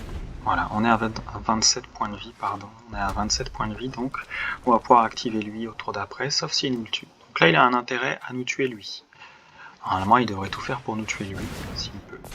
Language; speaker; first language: French; native; French